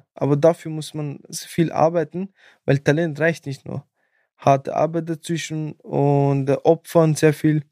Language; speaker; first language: German; non-native, fluent; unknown